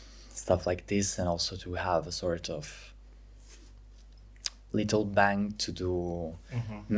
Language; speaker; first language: English; non-native, fluent; Italian